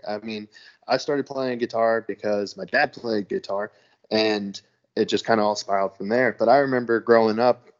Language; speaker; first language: English; native; English